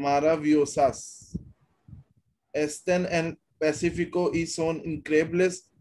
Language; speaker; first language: Spanish; non-native, learner; Hindi